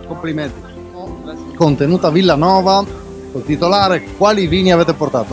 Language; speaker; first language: Italian; native; Italian